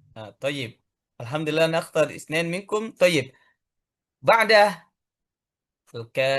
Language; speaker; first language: Arabic; non-native, learner; Indonesian